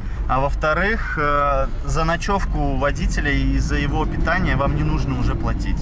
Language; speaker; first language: Russian; native; Russian